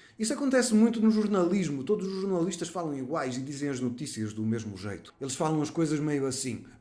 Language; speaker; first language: Portuguese; native; Portuguese